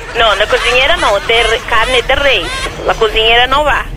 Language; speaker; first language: Spanish; non-native, learner; Portuguese